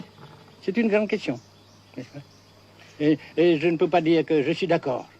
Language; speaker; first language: French; non-native, fluent; Vietnamese